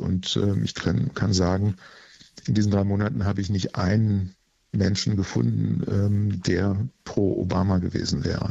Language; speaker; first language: German; native; German